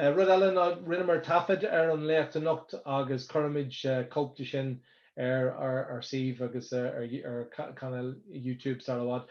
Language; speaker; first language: Irish; non-native, local second language; English